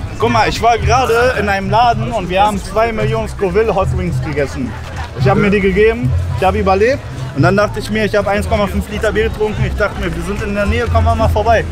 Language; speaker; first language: German; native; German